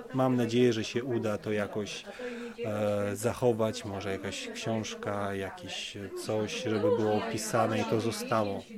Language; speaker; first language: Polish; early bilingual, other home language; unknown